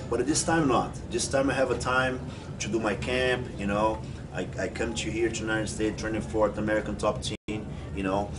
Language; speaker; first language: English; non-native, fluent; Portuguese